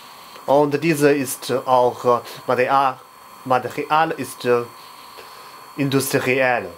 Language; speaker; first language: German; non-native, learner; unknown